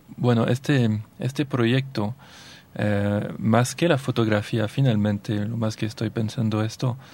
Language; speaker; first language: Spanish; non-native, fluent; French